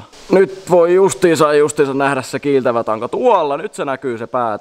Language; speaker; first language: Finnish; native; Finnish